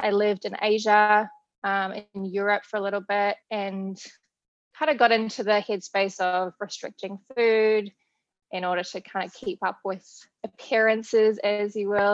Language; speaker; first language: English; native; English